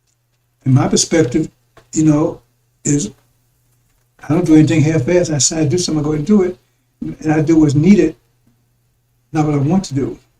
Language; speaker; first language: English; native; English